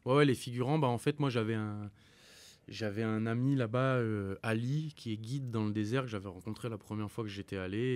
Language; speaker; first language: French; native; French